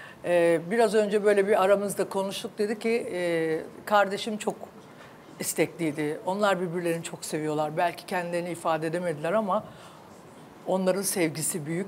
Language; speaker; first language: Turkish; native; Turkish